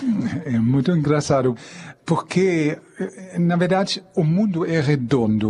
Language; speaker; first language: Portuguese; non-native, fluent; German